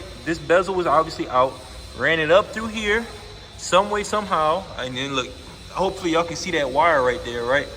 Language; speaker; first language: English; native; English